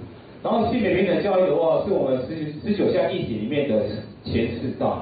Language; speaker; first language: Chinese; native; Chinese